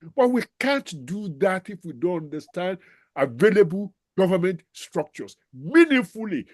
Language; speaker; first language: English; non-native, local second language; Yoruba